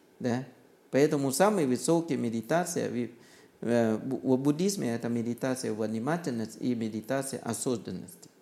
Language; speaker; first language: Russian; non-native, learner; Thai